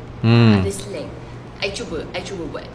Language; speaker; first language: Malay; non-native, local second language; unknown